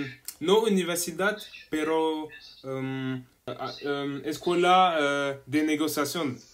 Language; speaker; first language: Spanish; non-native, learner; French